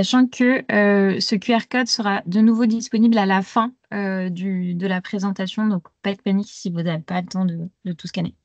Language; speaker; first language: French; native; French